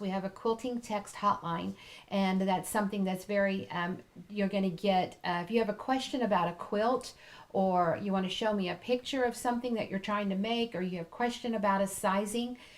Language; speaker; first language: English; native; English